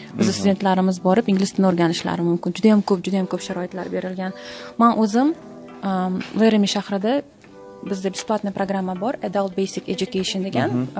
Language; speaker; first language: Uzbek; native; Uzbek